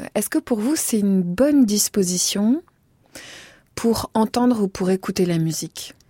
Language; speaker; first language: French; native; French